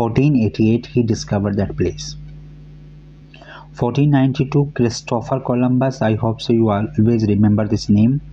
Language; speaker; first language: English; non-native, local second language; Hindi